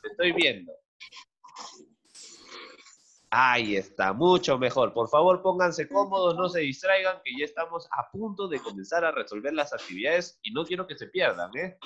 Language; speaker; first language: Spanish; native; Spanish